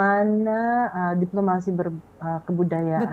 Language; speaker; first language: Indonesian; non-native, fluent; Filipino